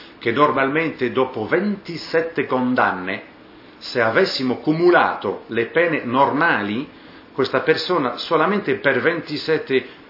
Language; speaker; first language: Italian; non-native, fluent; French